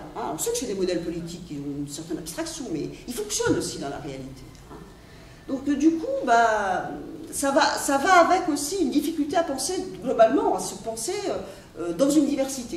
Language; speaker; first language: French; native; French